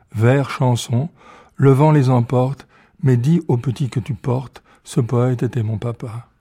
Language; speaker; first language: French; native; French